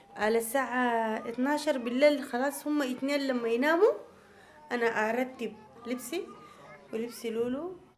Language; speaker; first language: Arabic; native; Arabic